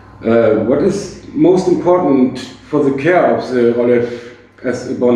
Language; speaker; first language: English; non-native, fluent; German